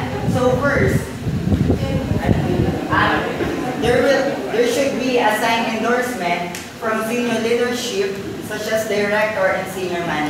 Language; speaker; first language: English; non-native, local second language; Filipino